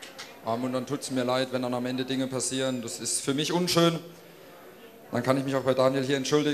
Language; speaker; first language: German; native; German